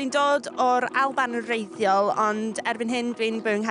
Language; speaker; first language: Welsh; non-native, fluent; English